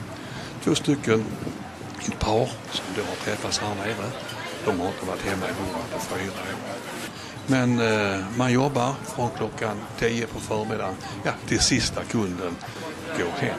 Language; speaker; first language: Swedish; native; Swedish